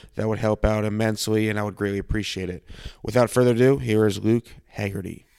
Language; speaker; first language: English; native; English